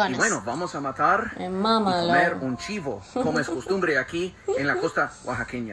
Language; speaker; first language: Spanish; non-native, fluent; English